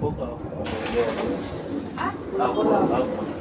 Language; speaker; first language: Italian; non-native, learner; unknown